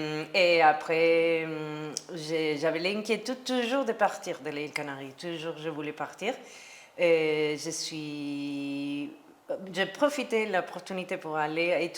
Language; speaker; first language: French; non-native, learner; Spanish